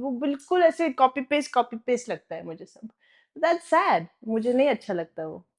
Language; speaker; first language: Hindi; non-native, fluent; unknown